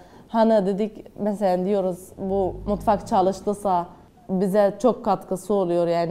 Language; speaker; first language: Turkish; non-native, learner; Arabic